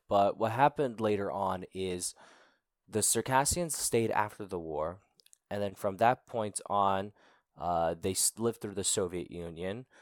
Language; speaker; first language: English; native; English